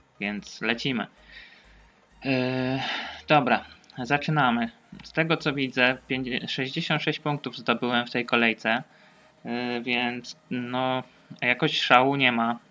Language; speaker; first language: Polish; native; Polish